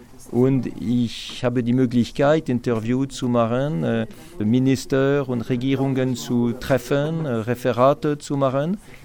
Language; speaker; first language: German; non-native, fluent; French